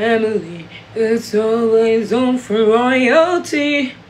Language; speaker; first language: English; non-native, learner; Filipino